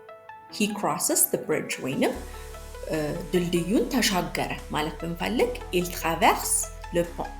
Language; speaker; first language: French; non-native, fluent; Amharic